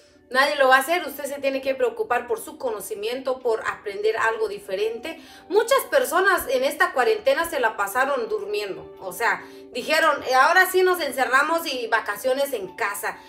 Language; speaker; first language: Spanish; non-native, fluent; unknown